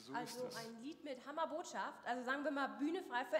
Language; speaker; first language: German; native; German